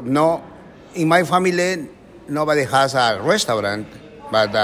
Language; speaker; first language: English; non-native, learner; Spanish